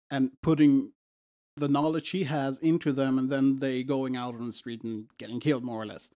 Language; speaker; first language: English; non-native, fluent; Swedish